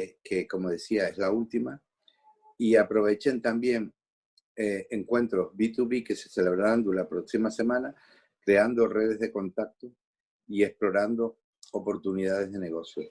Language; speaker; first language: Spanish; native; Spanish